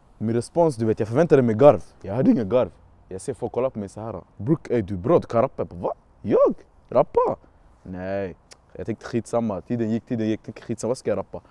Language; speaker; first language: Swedish; early bilingual, other home language; Amharic